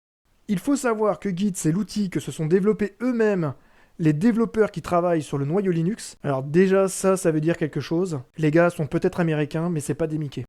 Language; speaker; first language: French; native; French